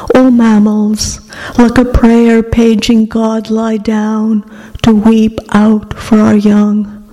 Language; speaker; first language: English; non-native, fluent; Greek